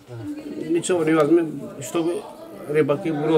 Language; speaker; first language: Russian; non-native, learner; Uzbek